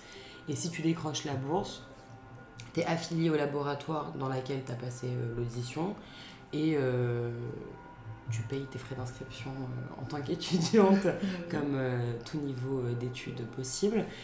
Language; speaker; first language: French; native; French